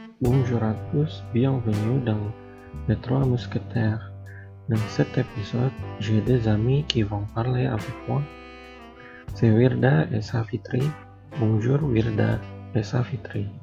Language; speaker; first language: French; non-native, learner; Indonesian